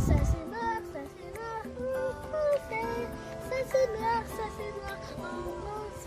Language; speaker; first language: French; early bilingual, other home language; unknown